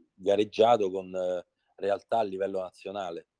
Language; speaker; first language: Italian; native; Italian